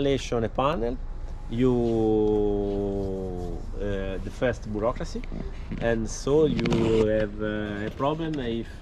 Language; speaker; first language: English; non-native, learner; Italian